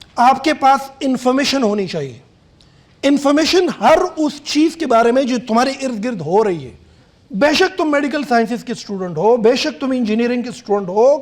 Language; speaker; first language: Urdu; non-native, local second language; Pashto